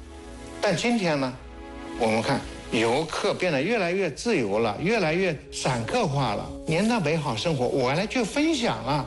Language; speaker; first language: Chinese; native; Chinese